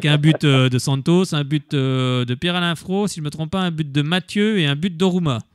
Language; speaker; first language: French; native; French